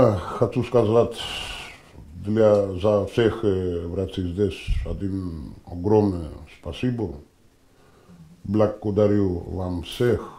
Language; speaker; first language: Russian; non-native, learner; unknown